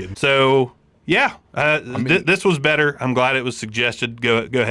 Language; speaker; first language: English; native; English